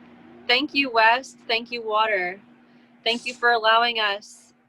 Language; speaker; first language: English; native; English